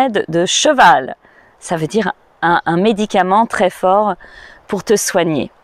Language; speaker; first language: French; native; French